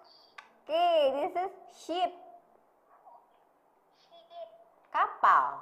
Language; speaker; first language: English; non-native, learner; Indonesian